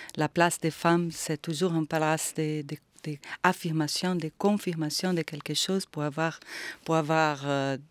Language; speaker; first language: French; non-native, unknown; Portuguese